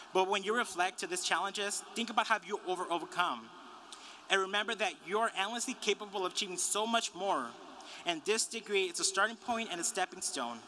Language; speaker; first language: English; early bilingual, other home language; Spanish